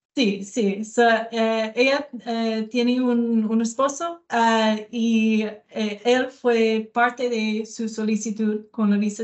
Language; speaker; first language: Spanish; non-native, fluent; English